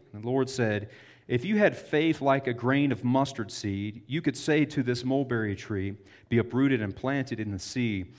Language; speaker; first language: English; native; English